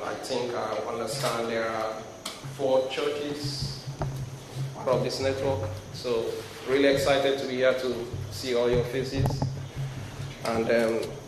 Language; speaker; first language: English; non-native, local second language; Igbo